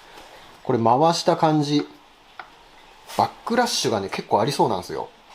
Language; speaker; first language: Japanese; native; Japanese